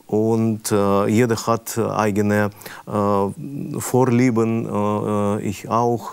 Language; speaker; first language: German; non-native, fluent; Russian